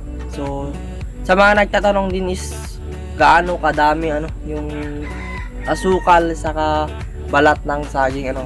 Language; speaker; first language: Filipino; native; Filipino